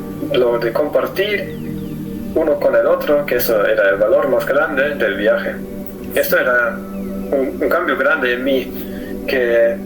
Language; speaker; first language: Spanish; non-native, fluent; German